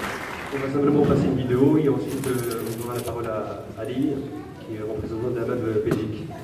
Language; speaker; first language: French; native; French